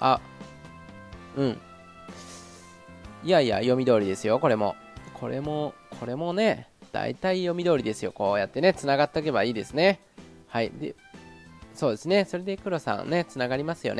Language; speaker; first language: Japanese; native; Japanese